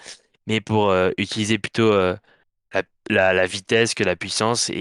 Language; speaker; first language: French; native; French